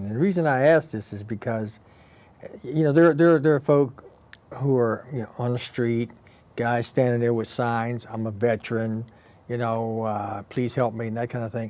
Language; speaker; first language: English; native; English